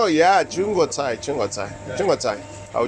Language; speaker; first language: Chinese; non-native, learner; Tsonga